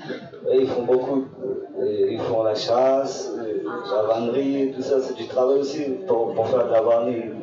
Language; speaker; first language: French; non-native, local second language; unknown